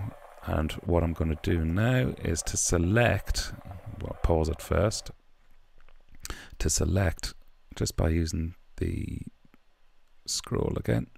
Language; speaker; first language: English; native; English